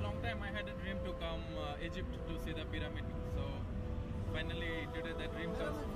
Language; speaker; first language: English; non-native, fluent; Bangla